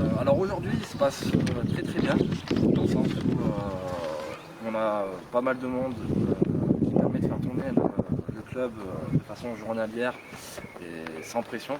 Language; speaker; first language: French; native; French